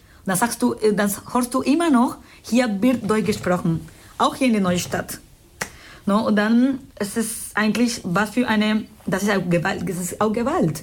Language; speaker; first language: German; non-native, fluent; Spanish